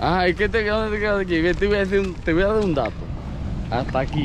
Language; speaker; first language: Spanish; native; Spanish